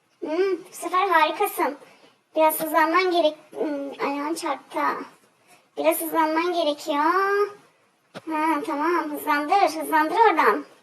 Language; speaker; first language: Turkish; native; Turkish